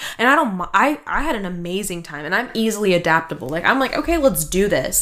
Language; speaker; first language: English; early bilingual, other home language; Russian